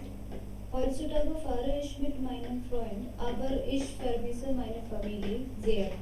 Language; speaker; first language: German; non-native, learner; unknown